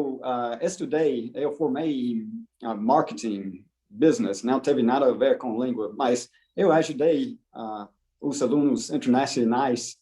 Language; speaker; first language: Portuguese; non-native, fluent; English